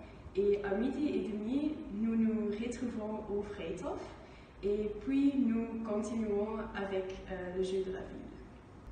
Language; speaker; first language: French; non-native, learner; Dutch